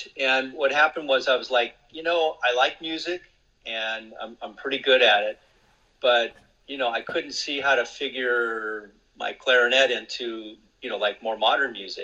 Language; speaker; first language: English; native; English